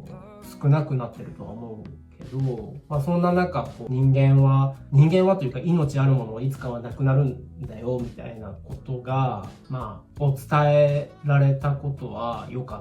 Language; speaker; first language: Japanese; native; Japanese